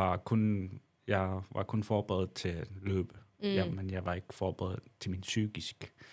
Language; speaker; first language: Danish; non-native, local second language; Kalaallisut